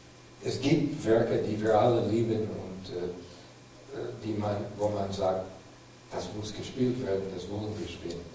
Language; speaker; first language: German; non-native, fluent; English